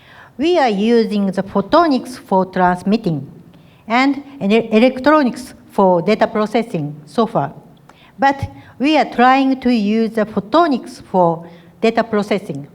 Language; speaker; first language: English; non-native, fluent; Japanese